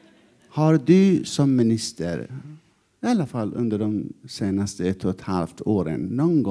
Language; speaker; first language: Swedish; non-native, fluent; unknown